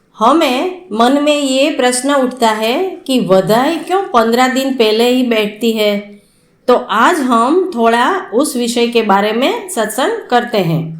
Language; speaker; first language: Hindi; non-native, local second language; Gujarati